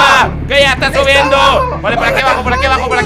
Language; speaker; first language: Spanish; native; Spanish